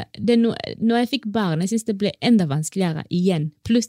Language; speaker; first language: Norwegian; non-native, fluent; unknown